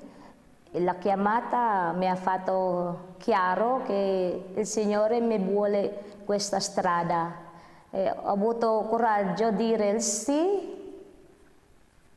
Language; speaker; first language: Italian; non-native, fluent; Filipino